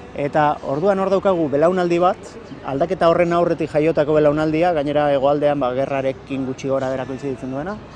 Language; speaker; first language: Basque; native; Basque